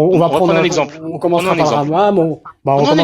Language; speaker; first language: French; native; French